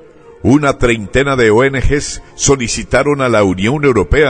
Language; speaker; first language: Spanish; native; Spanish